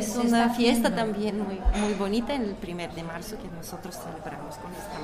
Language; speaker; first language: Spanish; non-native, learner; Bulgarian